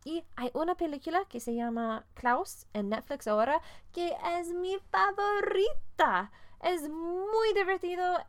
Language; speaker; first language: Spanish; non-native, fluent; English